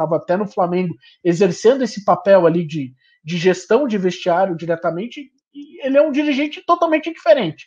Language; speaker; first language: Portuguese; native; Portuguese